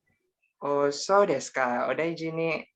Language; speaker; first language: Japanese; non-native, learner; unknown